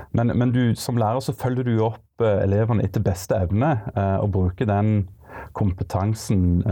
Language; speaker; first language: Norwegian; native; Norwegian